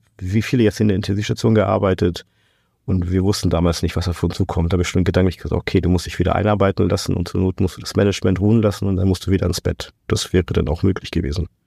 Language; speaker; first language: German; non-native, fluent; Portuguese